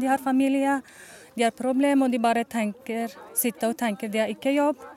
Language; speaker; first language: Norwegian; non-native, learner; Arabic